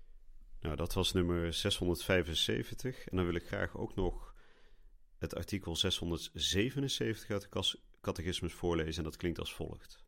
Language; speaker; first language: Dutch; native; Dutch